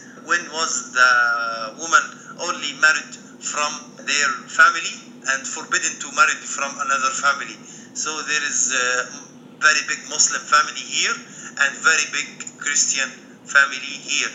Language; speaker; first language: English; non-native, learner; Arabic